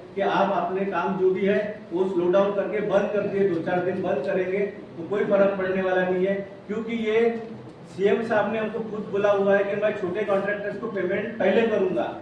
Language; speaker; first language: Hindi; non-native, local second language; Marathi